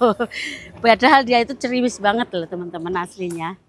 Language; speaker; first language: Indonesian; non-native, local second language; Javanese